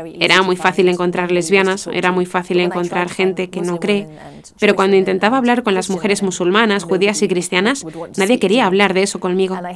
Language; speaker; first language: Spanish; non-native, fluent; English